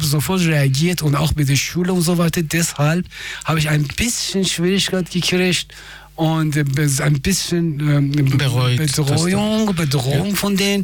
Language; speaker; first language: German; non-native, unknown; Persian